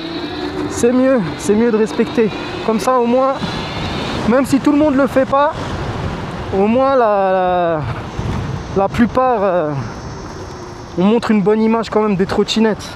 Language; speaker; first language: French; native; French